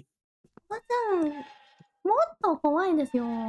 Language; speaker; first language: Japanese; non-native, learner; Thai